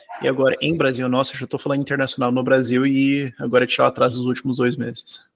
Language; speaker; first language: Portuguese; native; Portuguese